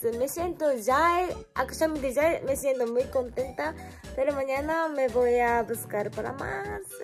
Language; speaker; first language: Spanish; non-native, learner; Japanese